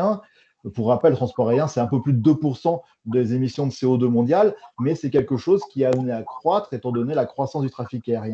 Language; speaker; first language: French; native; French